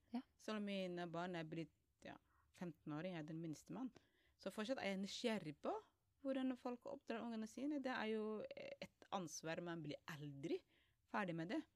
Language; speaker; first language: Norwegian; non-native, fluent; Somali